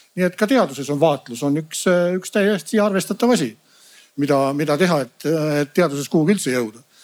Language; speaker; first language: Estonian; native; Estonian